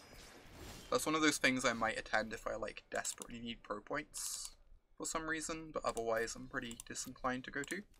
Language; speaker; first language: English; native; English